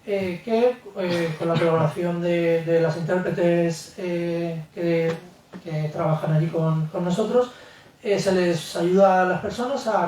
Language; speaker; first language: Spanish; native; Spanish